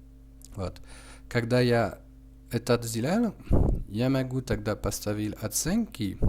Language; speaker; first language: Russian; non-native, learner; French